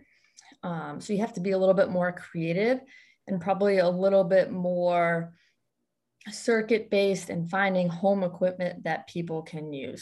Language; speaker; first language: English; native; English